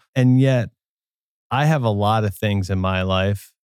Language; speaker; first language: English; native; English